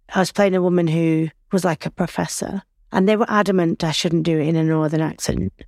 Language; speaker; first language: English; native; English